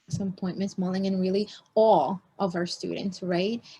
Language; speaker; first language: English; early bilingual, other home language; Spanish